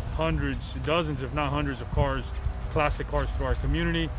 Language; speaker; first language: English; early bilingual, other home language; Spanish